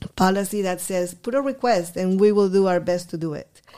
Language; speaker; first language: English; non-native, fluent; Spanish